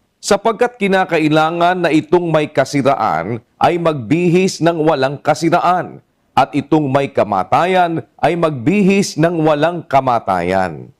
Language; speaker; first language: Filipino; native; Filipino